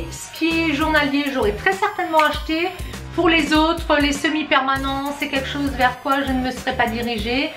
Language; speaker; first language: French; native; French